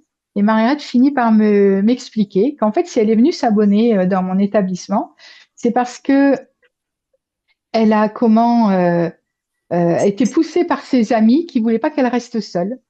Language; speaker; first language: French; native; French